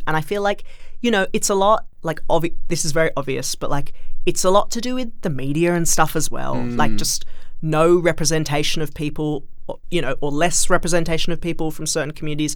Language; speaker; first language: English; native; English